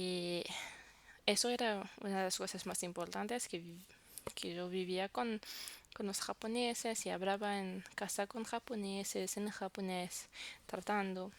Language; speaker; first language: Spanish; non-native, fluent; French